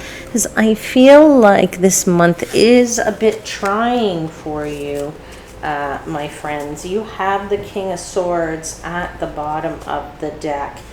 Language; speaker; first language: English; native; English